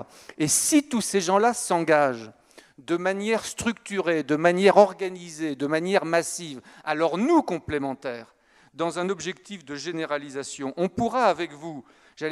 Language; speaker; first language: French; native; French